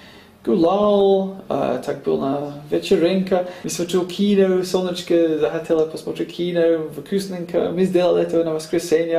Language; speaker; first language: Russian; non-native, learner; English